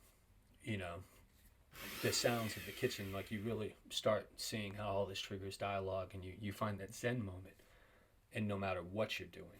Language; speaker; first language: English; native; English